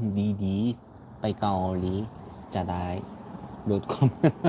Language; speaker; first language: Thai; non-native, learner; Korean